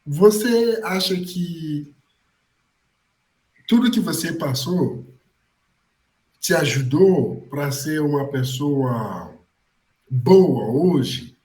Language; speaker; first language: Portuguese; non-native, fluent; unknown